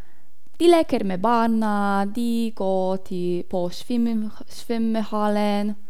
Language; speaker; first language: Norwegian; non-native, learner; Polish